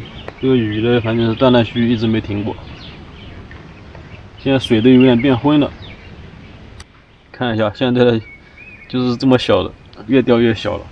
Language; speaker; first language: Chinese; native; Chinese